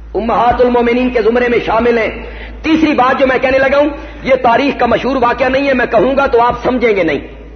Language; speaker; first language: Urdu; non-native, local second language; Punjabi